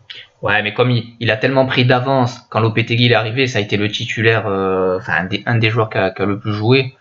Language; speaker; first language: French; native; French